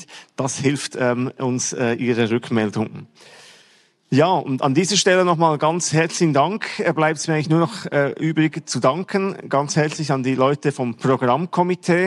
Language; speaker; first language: German; native; German